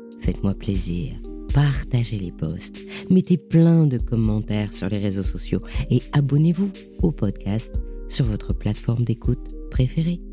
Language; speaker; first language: French; native; French